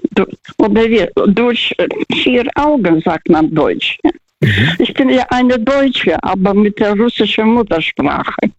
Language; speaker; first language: German; non-native, fluent; Russian